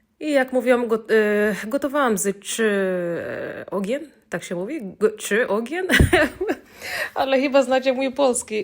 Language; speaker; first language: Polish; non-native, learner; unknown